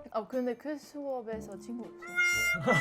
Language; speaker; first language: Korean; non-native, learner; Dutch